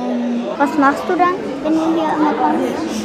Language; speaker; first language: German; non-native, learner; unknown